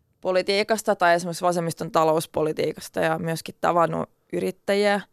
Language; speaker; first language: Finnish; non-native, local second language; Swedish